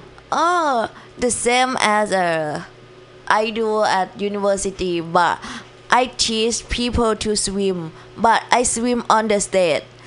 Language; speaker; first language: English; non-native, learner; Thai